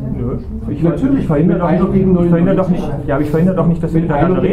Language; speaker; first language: German; native; German